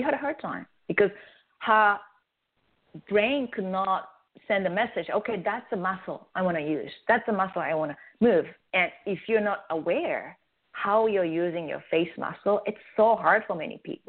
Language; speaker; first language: English; non-native, fluent; Japanese